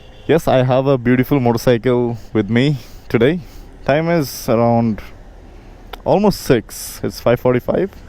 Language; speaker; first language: English; non-native, local second language; Bangla